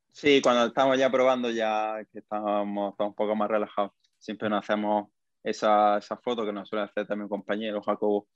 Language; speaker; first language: Spanish; native; Spanish